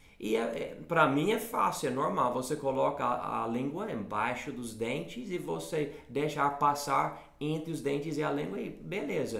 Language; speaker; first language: Portuguese; non-native, fluent; English